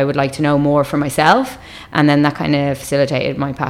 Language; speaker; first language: English; native; English